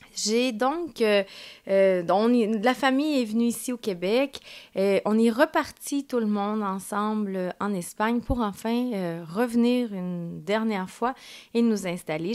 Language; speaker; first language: French; early bilingual, other home language; Spanish